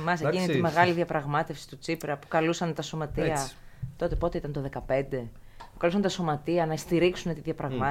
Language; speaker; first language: Greek; native; Greek